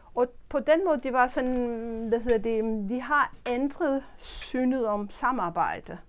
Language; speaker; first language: Danish; non-native, fluent; Turkish